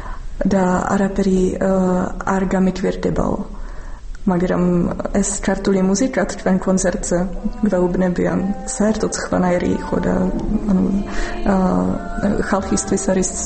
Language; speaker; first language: Georgian; non-native, fluent; Czech